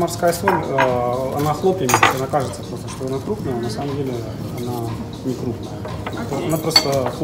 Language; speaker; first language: Russian; native; Russian